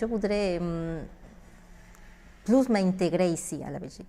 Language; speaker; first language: French; non-native, learner; Spanish